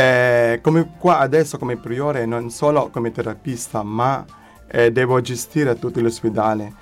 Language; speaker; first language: Italian; non-native, learner; Filipino